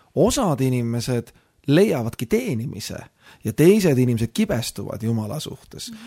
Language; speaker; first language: Estonian; native; Estonian